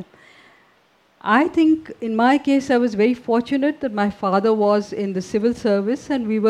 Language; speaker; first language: English; non-native, local second language; Hindi